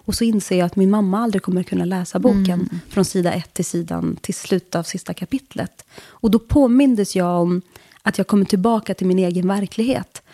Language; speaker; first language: Swedish; early bilingual, other home language; Kurdish